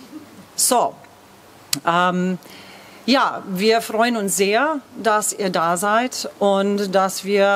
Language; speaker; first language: German; non-native, fluent; English